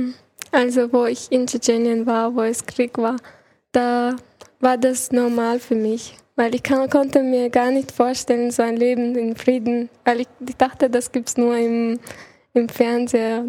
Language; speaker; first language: German; early bilingual, other home language; Chechen